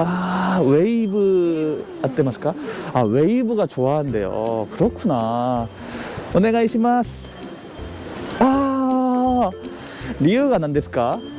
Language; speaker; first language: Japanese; non-native, learner; Korean